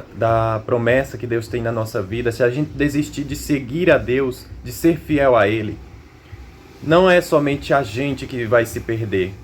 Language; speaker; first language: Portuguese; native; Portuguese